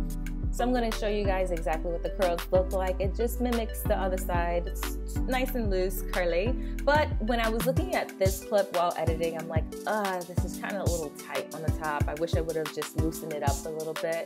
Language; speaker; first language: English; native; English